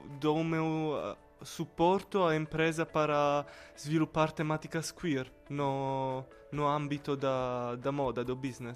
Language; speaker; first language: Portuguese; non-native, learner; Italian